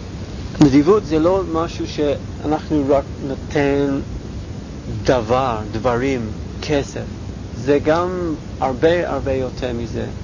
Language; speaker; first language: Hebrew; non-native, fluent; English